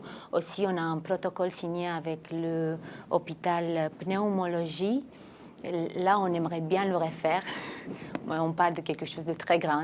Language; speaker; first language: French; non-native, fluent; Romanian